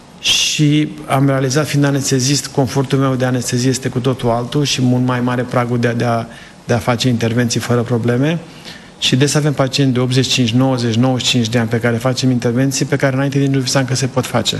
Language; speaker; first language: Romanian; native; Romanian